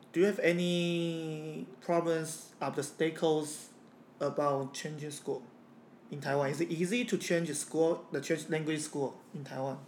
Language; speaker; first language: English; non-native, fluent; Chinese